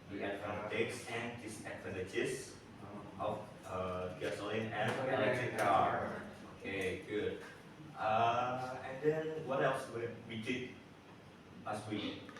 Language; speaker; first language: English; non-native, learner; Indonesian